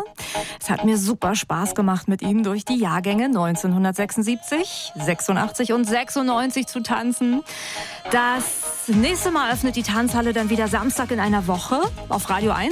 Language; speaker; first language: German; native; German